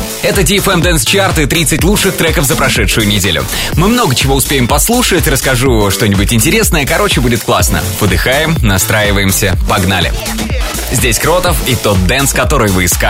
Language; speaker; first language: Russian; native; Russian